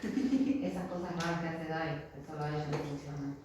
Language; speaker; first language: Spanish; native; Spanish